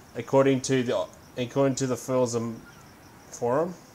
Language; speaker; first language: English; native; English